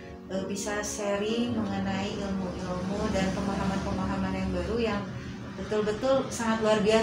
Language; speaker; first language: Indonesian; non-native, local second language; Sundanese